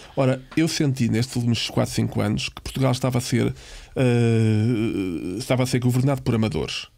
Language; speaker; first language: Portuguese; native; Portuguese